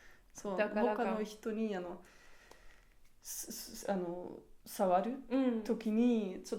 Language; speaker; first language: Japanese; non-native, learner; German